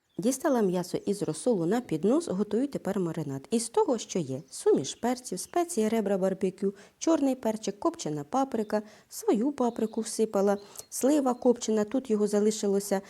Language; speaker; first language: Ukrainian; native; Ukrainian